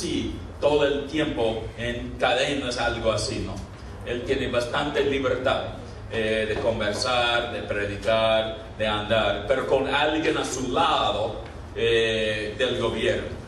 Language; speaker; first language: Spanish; non-native, fluent; English